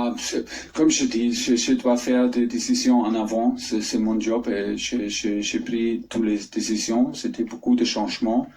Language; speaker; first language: French; non-native, fluent; German